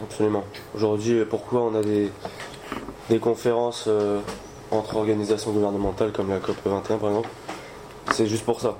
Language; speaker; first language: French; native; French